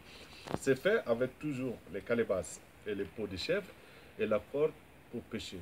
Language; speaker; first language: French; non-native, local second language; Bambara